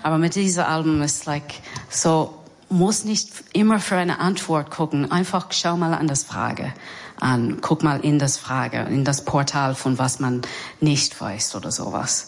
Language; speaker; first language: German; non-native, learner; English